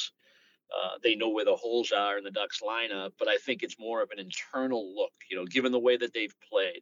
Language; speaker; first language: English; native; English